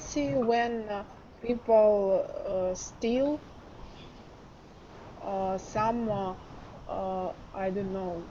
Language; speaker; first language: English; non-native, learner; Russian